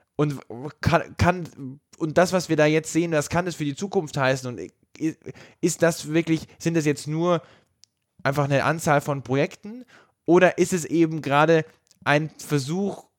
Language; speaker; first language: German; native; German